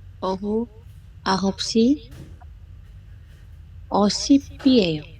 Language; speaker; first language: Korean; non-native, learner; Indonesian